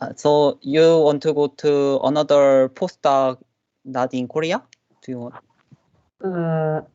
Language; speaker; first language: English; non-native, learner; Korean